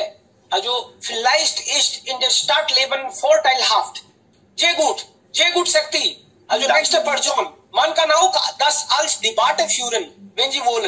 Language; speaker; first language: German; non-native, fluent; Hindi